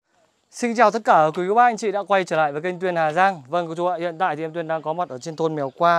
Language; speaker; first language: Vietnamese; native; Vietnamese